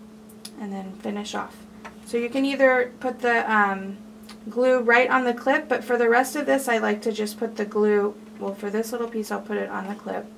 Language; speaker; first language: English; native; English